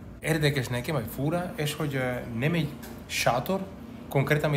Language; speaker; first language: Hungarian; non-native, learner; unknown